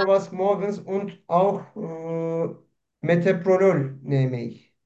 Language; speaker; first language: German; non-native, learner; Turkish